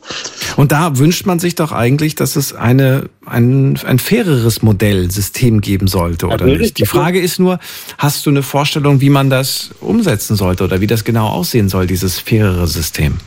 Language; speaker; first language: German; native; German